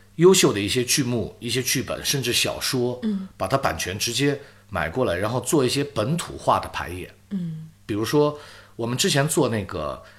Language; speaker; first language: Chinese; native; Chinese